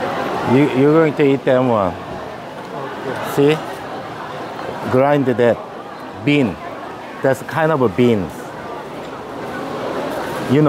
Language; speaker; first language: English; non-native, learner; Korean